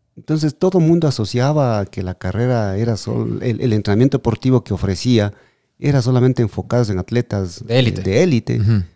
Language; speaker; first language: Spanish; native; Spanish